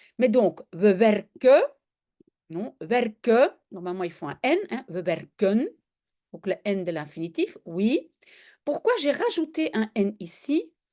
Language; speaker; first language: French; native; French